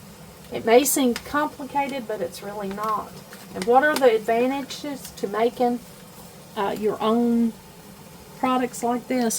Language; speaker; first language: English; native; English